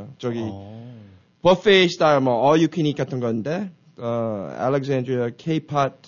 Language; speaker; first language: Korean; early bilingual, heritage; Korean